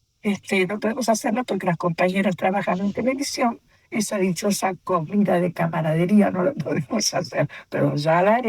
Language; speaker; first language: Spanish; native; Spanish